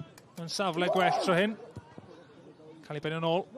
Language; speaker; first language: Welsh; native; Welsh